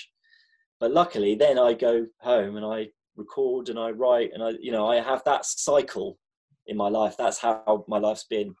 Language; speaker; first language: English; native; English